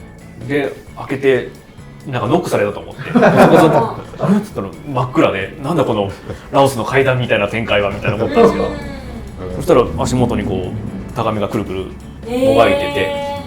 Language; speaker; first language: Japanese; native; Japanese